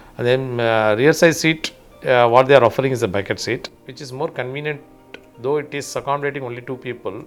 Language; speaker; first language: English; non-native, local second language; Tamil